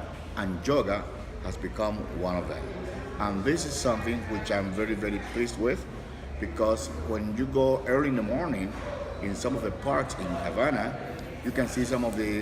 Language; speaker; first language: English; non-native, fluent; Spanish